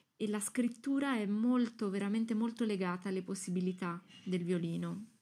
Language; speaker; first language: Italian; non-native, fluent; Greek